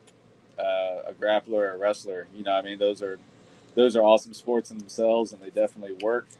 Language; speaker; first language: English; native; English